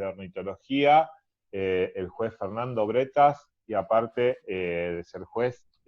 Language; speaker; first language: Spanish; native; Spanish